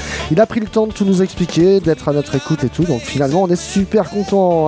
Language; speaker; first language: French; native; French